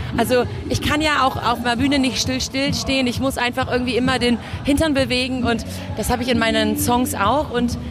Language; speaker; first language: German; native; German